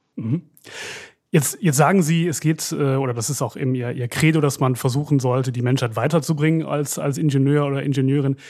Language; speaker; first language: German; native; German